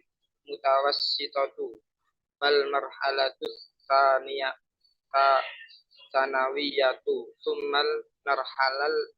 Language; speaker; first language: Arabic; non-native, learner; Indonesian